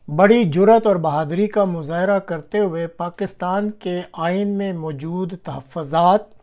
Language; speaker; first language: Urdu; non-native, local second language; Punjabi